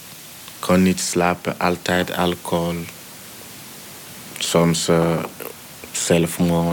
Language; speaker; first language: Dutch; non-native, learner; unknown